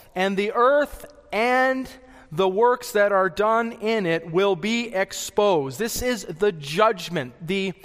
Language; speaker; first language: English; native; English